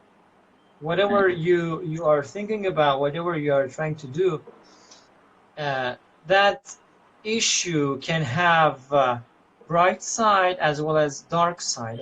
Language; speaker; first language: English; non-native, fluent; Persian